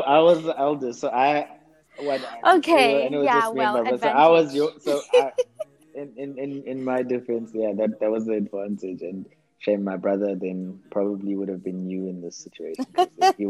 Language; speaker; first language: English; non-native, local second language; Xhosa